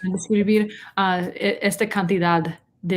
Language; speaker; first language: Spanish; non-native, learner; English